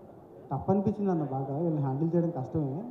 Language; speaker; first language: Telugu; native; Telugu